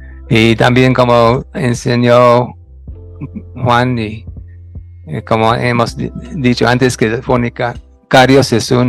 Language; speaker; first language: Spanish; non-native, fluent; English